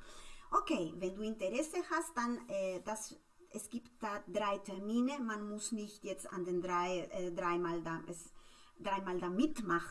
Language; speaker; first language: German; non-native, fluent; Spanish